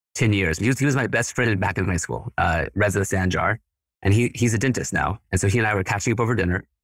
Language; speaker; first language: English; early bilingual, other home language; Spanish